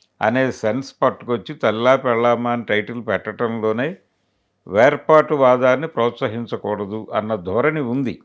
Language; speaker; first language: Telugu; native; Telugu